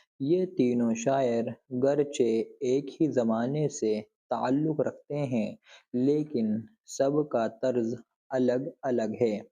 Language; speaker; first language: Urdu; native; Urdu